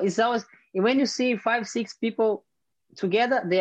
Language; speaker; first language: English; non-native, fluent; Portuguese